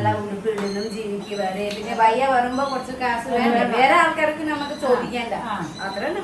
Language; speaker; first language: Malayalam; non-native, learner; Nepali